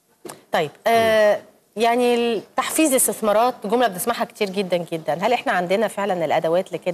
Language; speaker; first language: Arabic; native; Arabic